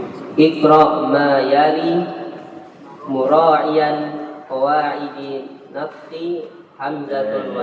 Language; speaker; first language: Arabic; non-native, learner; Indonesian